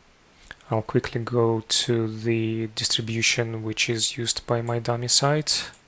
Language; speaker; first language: English; non-native, fluent; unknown